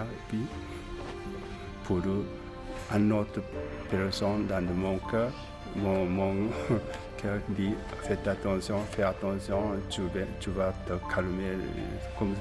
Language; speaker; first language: French; non-native, learner; Japanese